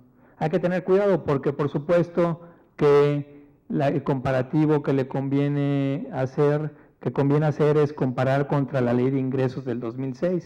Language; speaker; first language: Spanish; native; Spanish